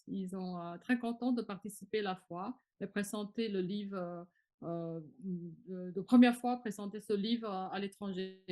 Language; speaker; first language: French; non-native, fluent; Chinese